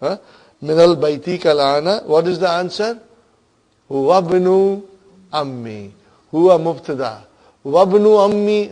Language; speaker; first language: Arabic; non-native, fluent; Urdu